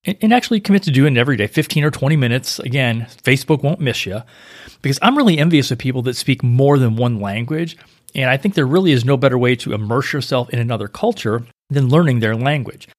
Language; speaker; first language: English; native; English